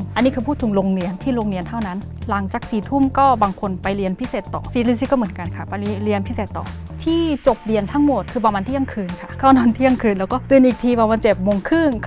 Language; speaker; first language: Thai; non-native, fluent; Korean